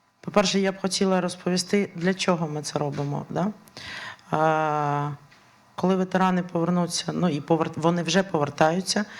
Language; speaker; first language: Ukrainian; native; Ukrainian